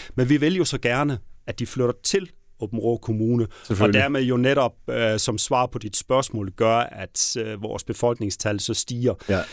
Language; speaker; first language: Danish; native; Danish